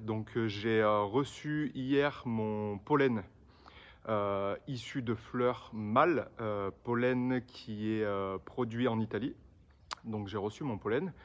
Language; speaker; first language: French; native; French